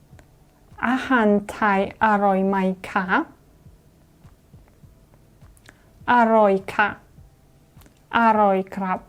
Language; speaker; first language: Thai; non-native, learner; Russian